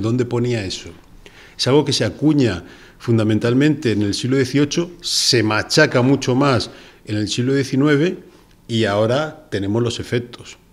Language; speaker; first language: Spanish; native; Spanish